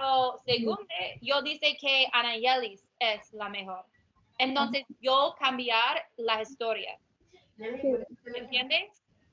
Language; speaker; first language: Spanish; non-native, learner; English